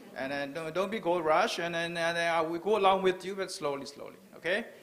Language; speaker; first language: English; non-native, fluent; Burmese